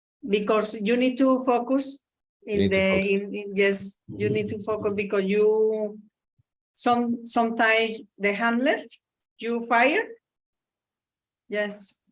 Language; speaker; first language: English; non-native, learner; Spanish